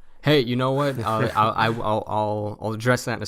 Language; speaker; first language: English; native; English